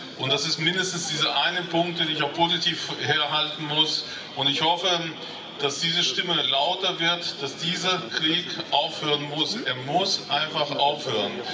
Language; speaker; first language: German; non-native, fluent; Russian